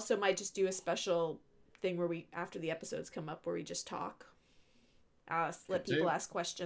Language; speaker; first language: English; native; English